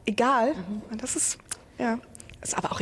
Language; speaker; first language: German; native; German